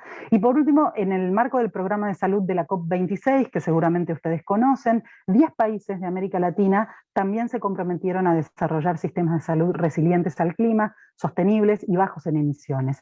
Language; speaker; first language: Spanish; native; Spanish